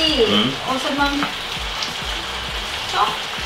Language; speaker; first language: Swedish; non-native, learner; Thai